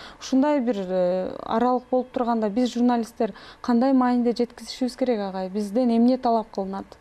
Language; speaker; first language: Kyrgyz; native; Kyrgyz